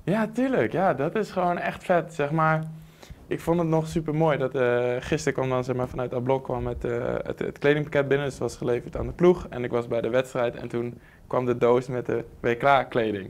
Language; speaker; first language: Dutch; native; Dutch